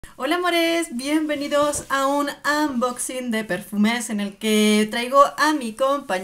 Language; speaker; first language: Spanish; native; Spanish